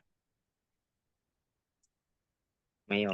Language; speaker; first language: Chinese; non-native, learner; Indonesian